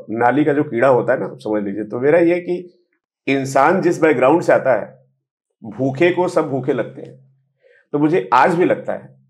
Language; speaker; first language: Hindi; native; Hindi